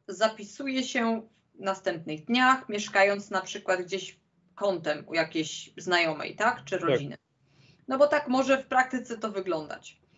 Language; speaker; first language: Polish; native; Polish